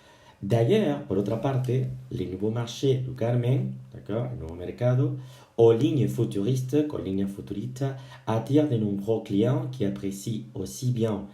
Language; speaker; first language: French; non-native, fluent; Spanish